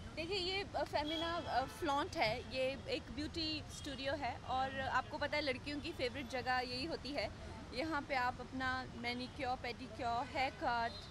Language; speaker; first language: Hindi; native; Hindi